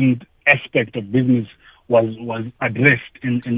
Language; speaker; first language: English; non-native, local second language; Tswana